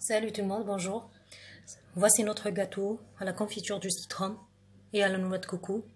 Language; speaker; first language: French; non-native, local second language; Arabic